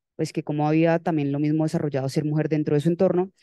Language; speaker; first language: Spanish; native; Spanish